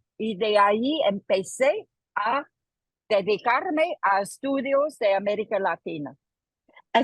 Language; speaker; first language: Spanish; non-native, fluent; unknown